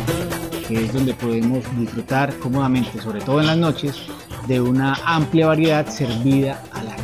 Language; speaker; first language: Spanish; native; Spanish